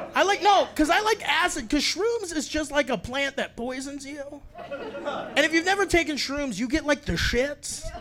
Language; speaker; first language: English; native; English